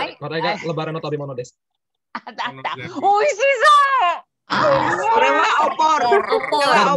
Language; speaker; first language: Japanese; non-native, learner; Indonesian